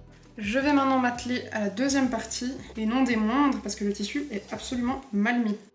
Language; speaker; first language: French; native; French